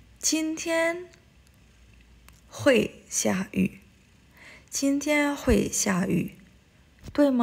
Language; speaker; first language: Chinese; non-native, fluent; Indonesian